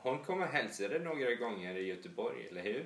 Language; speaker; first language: Swedish; early bilingual, heritage; English